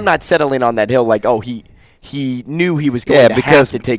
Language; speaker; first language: English; native; English